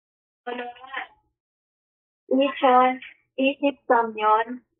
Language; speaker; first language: Korean; non-native, learner; Filipino